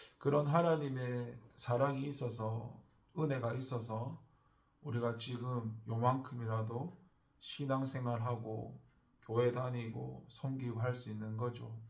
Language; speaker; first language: Korean; native; Korean